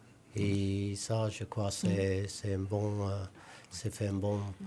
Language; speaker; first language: French; non-native, learner; English